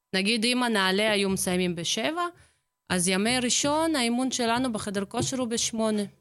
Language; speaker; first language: Hebrew; early bilingual, other home language; Russian